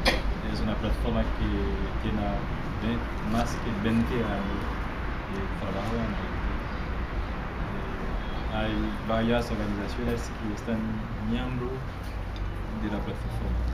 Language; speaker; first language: Spanish; non-native, learner; Haitian Creole